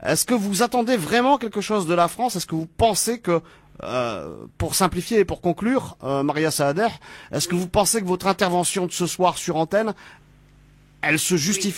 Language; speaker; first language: French; native; French